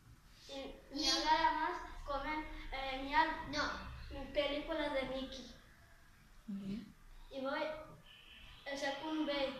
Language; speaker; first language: Spanish; non-native, learner; Romanian